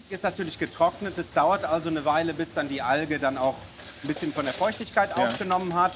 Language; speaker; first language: German; native; German